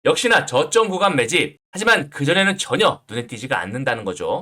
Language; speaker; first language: Korean; native; Korean